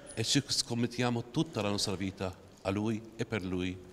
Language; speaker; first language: Italian; non-native, fluent; Arabic